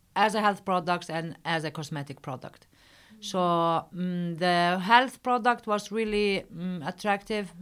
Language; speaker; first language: English; non-native, fluent; Arabic